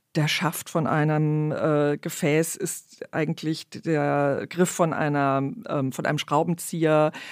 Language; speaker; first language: German; native; German